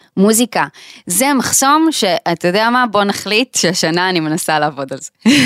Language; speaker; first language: Hebrew; native; Hebrew